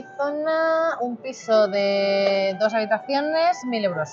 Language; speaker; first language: Spanish; early bilingual, other home language; Romanian